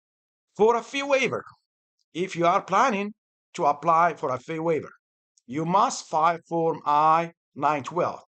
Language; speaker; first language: English; non-native, fluent; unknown